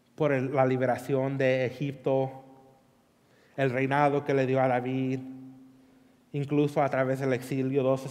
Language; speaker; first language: Spanish; early bilingual, heritage; Spanish